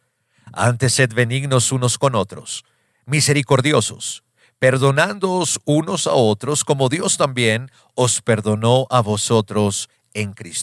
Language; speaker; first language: Spanish; native; Spanish